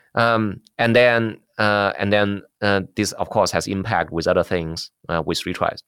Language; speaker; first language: English; non-native, fluent; Chinese